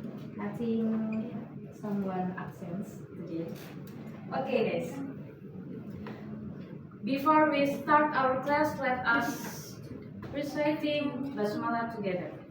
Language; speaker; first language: English; non-native, learner; Indonesian